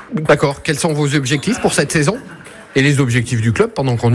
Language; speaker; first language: French; native; French